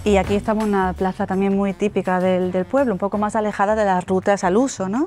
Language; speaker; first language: Spanish; native; Spanish